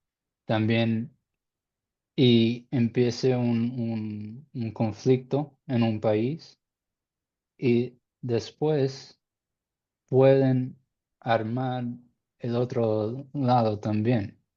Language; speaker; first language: Spanish; non-native, learner; English